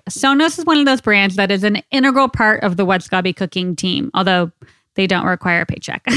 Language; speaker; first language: English; native; English